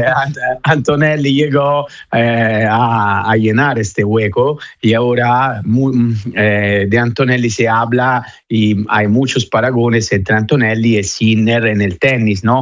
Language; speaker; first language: Spanish; non-native, fluent; Italian